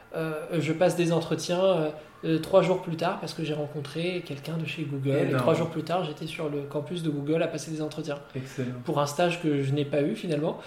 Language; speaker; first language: French; non-native, local second language; Arabic